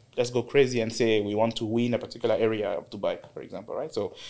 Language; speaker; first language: English; non-native, fluent; French